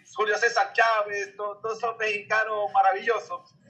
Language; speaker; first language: Spanish; native; Spanish